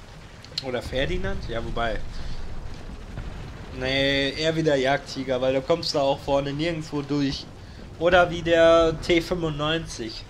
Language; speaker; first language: German; native; German